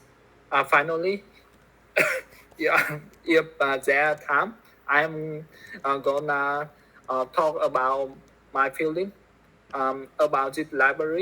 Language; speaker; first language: English; non-native, learner; Vietnamese